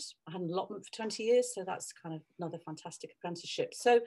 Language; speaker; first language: English; native; English